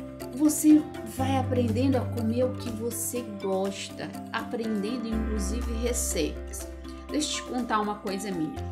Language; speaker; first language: Portuguese; native; Portuguese